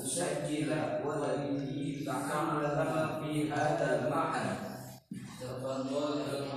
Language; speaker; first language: Arabic; non-native, fluent; Indonesian